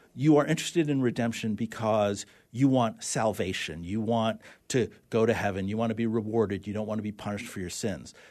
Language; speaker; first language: English; native; English